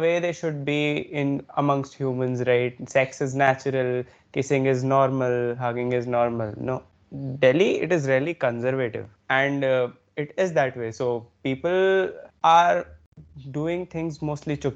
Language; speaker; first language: English; non-native, local second language; Hindi